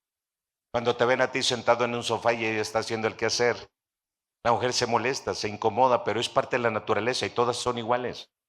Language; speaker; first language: Spanish; native; Spanish